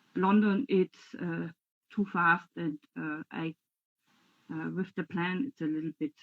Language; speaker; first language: English; non-native, learner; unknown